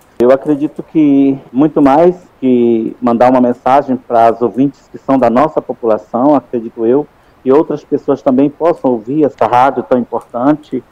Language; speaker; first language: Portuguese; native; Portuguese